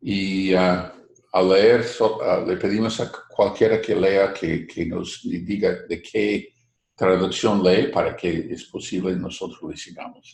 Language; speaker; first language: Spanish; non-native, fluent; English